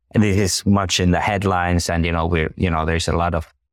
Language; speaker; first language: English; non-native, fluent; Finnish